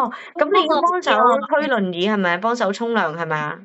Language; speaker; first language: Cantonese; native; Cantonese